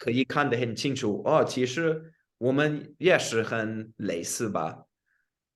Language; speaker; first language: Chinese; non-native, fluent; English